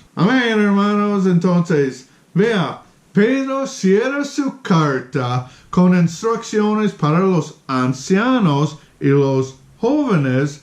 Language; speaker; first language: Spanish; non-native, fluent; English